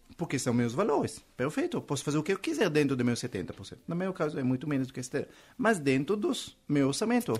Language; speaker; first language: Portuguese; non-native, fluent; Hebrew